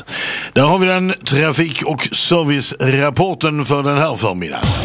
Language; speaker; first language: Swedish; native; Swedish